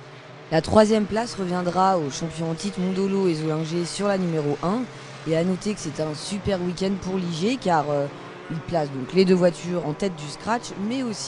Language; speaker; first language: French; native; French